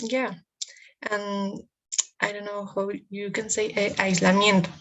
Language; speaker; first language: English; non-native, learner; Spanish